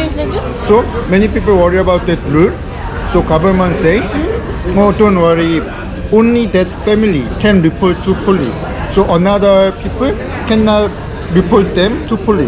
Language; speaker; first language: English; non-native, learner; Korean